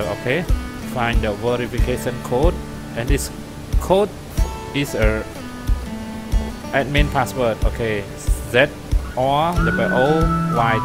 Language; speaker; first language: English; non-native, learner; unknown